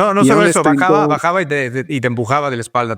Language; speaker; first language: Spanish; native; Spanish